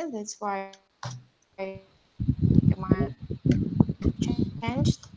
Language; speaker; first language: English; non-native, learner; Russian